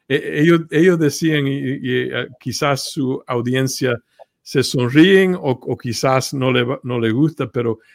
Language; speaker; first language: Spanish; early bilingual, heritage; Spanish